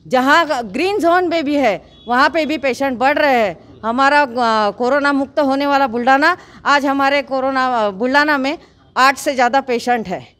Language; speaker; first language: Hindi; non-native, local second language; Marathi